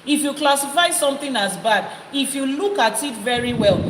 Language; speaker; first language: English; non-native, local second language; Yoruba